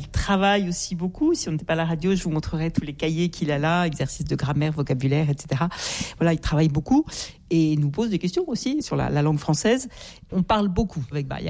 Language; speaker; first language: French; native; French